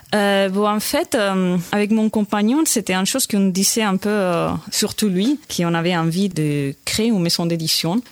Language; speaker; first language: French; non-native, fluent; Spanish